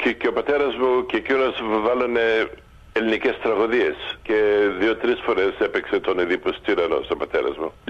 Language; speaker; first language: Greek; early bilingual, heritage; Greek